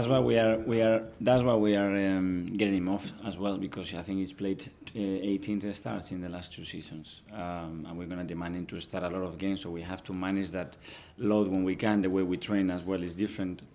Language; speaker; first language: English; non-native, fluent; Spanish